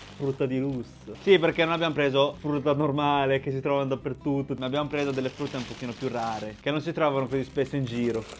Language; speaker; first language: Italian; early bilingual, other home language; Chinese